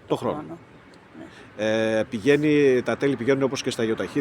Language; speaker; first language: Greek; native; Greek